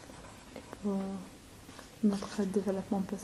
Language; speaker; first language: French; non-native, learner; English